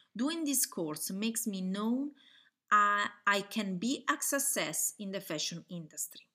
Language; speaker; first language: English; non-native, fluent; Italian